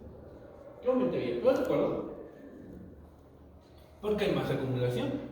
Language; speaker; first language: Spanish; native; Spanish